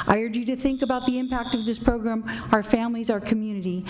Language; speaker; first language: English; native; English